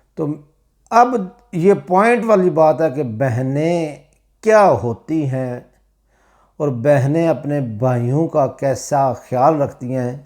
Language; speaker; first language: Urdu; non-native, local second language; Punjabi